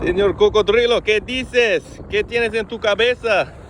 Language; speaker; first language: Spanish; non-native, learner; English